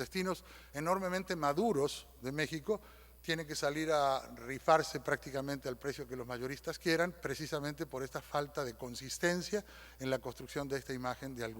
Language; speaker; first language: Spanish; native; Spanish